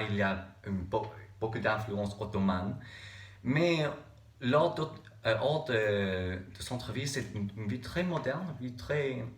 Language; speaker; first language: French; non-native, learner; English